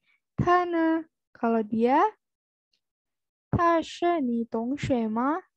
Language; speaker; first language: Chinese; non-native, fluent; Indonesian